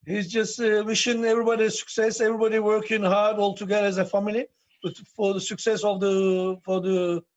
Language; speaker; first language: English; non-native, learner; Turkish